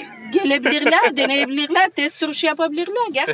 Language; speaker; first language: Turkish; early bilingual, heritage; Turkish